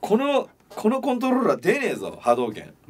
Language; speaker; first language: Japanese; native; Japanese